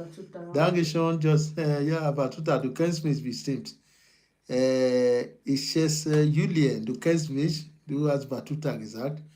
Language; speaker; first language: German; non-native, learner; Yoruba